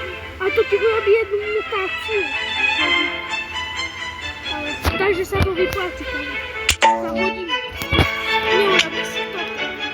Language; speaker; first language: Polish; non-native, learner; Slovak